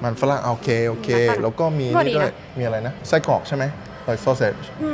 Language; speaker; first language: Thai; native; Thai